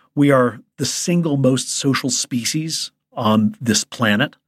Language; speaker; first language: English; native; English